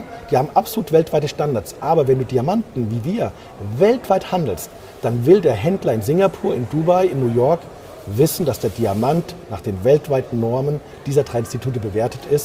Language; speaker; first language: German; native; German